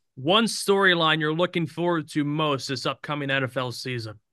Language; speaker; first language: English; native; English